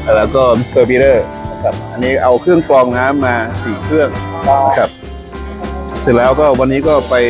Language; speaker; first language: Thai; native; Thai